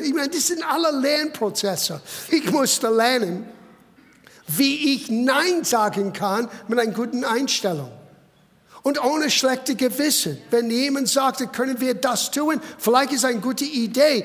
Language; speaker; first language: German; non-native, fluent; English